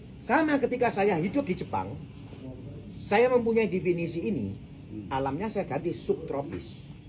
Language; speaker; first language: Indonesian; native; Indonesian